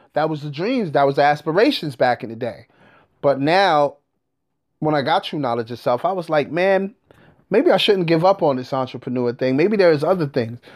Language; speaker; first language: English; native; English